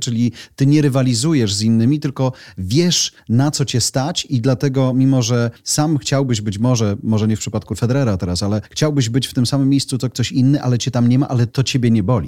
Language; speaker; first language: Polish; native; Polish